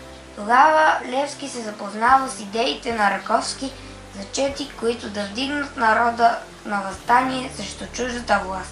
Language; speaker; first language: Bulgarian; native; Bulgarian